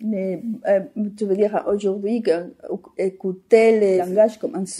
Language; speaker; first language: French; non-native, fluent; Spanish